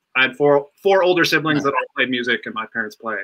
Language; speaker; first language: English; native; English